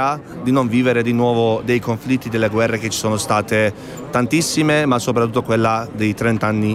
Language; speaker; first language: Italian; non-native, fluent; Bosnian